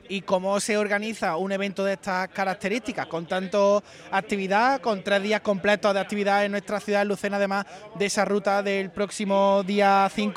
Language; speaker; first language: Spanish; native; Spanish